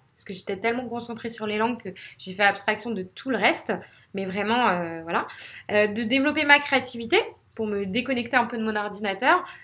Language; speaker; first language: French; native; French